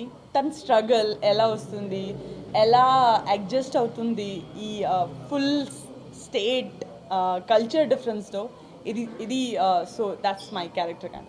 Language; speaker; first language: Telugu; non-native, learner; Gujarati